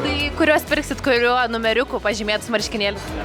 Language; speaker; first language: Lithuanian; native; Lithuanian